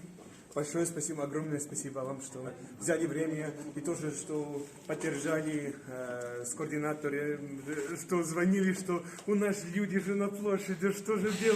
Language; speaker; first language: Russian; non-native, fluent; Estonian